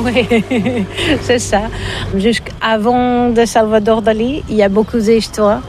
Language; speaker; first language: French; non-native, learner; Catalan